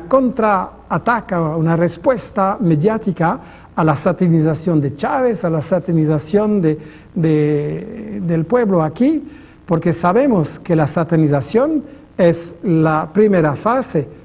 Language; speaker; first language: Spanish; non-native, fluent; French